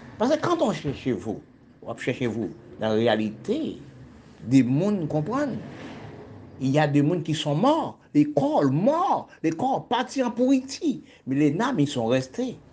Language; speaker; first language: French; non-native, local second language; Haitian Creole